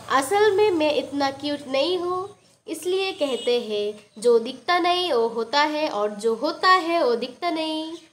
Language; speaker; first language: Hindi; non-native, local second language; Bangla